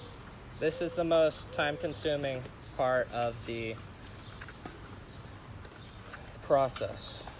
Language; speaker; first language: English; native; English